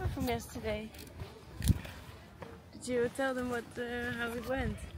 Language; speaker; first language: English; non-native, fluent; Dutch